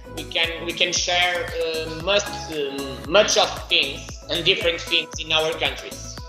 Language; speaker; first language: English; non-native, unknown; Portuguese